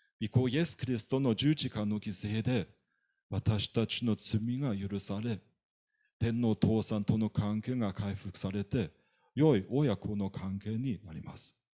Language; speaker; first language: Japanese; non-native, fluent; German